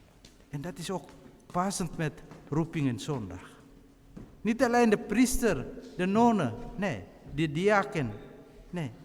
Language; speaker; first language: Dutch; non-native, fluent; Indonesian